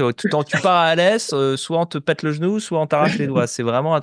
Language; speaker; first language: French; native; French